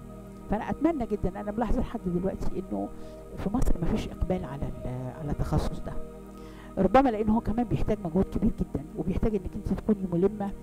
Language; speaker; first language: Arabic; native; Arabic